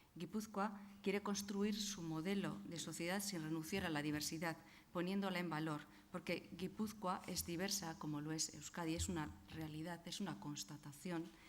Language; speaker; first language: Spanish; non-native, local second language; Basque